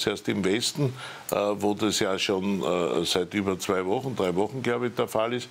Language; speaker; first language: German; native; German